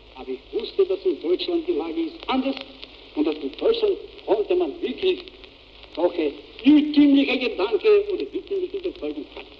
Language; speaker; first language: German; non-native, fluent; Bulgarian